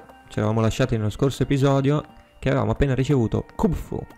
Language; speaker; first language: Italian; native; Italian